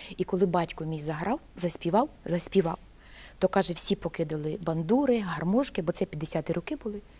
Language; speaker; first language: Ukrainian; native; Ukrainian